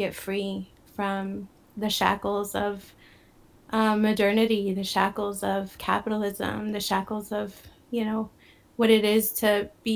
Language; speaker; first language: English; native; English